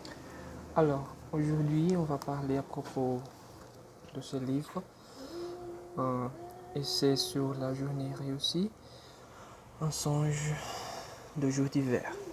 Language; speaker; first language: French; non-native, fluent; Portuguese